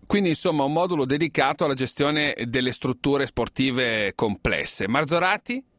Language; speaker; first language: Italian; native; Italian